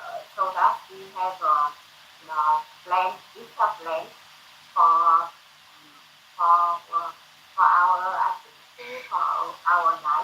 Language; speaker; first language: English; non-native, learner; Thai